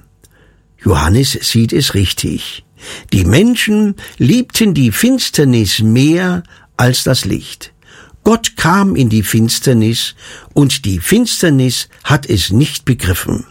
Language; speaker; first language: German; native; German